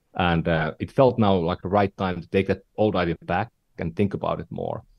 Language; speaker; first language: English; non-native, fluent; Finnish